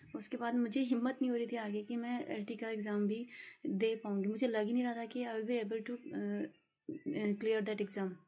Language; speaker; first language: Hindi; native; Hindi